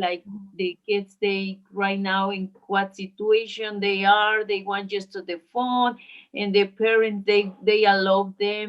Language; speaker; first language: English; non-native, learner; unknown